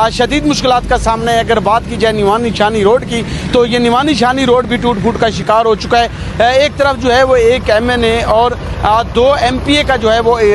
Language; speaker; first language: Urdu; non-native, local second language; Saraiki